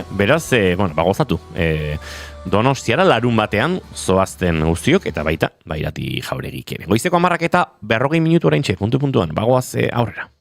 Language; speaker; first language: Basque; native; Basque